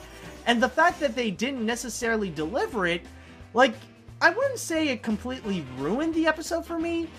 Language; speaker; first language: English; native; English